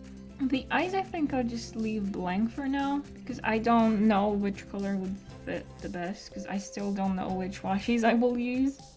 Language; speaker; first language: English; non-native, fluent; Polish